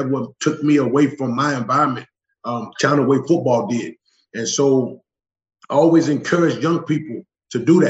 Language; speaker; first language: English; native; English